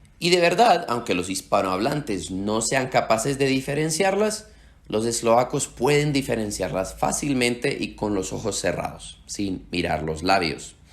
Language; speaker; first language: Spanish; early bilingual, heritage; Slovak